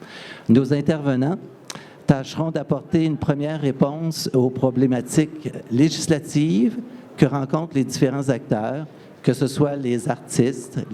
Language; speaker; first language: French; native; French